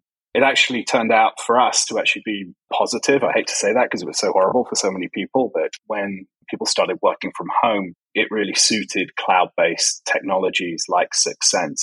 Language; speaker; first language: English; native; English